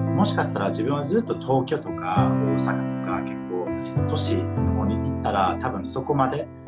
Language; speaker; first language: Japanese; non-native, fluent; English